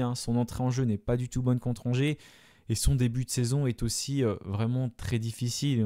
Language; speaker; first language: French; native; French